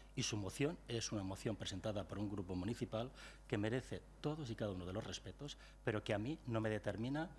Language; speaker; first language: Spanish; non-native, local second language; Catalan